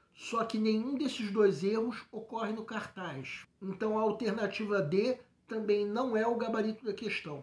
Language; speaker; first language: Portuguese; native; Portuguese